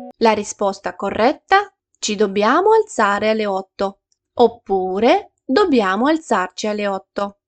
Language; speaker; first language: Italian; non-native, fluent; Ukrainian